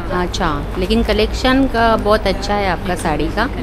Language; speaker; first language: Hindi; non-native, local second language; Marathi